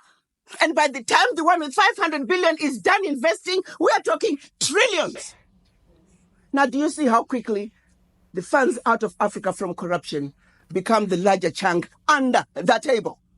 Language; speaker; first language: English; non-native, local second language; Shona